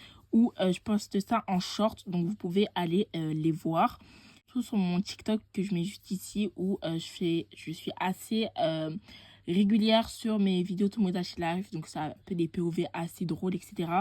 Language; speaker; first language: French; native; French